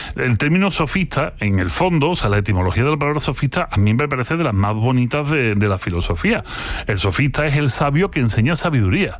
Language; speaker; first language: Spanish; native; Spanish